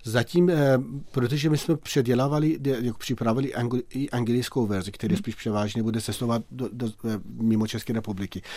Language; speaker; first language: Czech; non-native, fluent; Persian